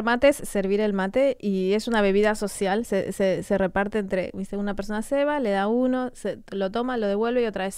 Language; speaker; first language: Spanish; native; Spanish